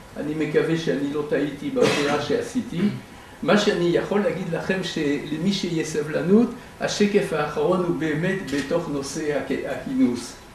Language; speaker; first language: Hebrew; non-native, fluent; French